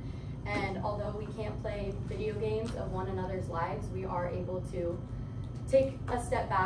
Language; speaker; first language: English; native; English